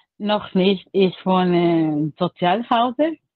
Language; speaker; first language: German; non-native, learner; Portuguese